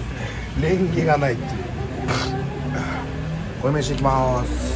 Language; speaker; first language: Japanese; native; Japanese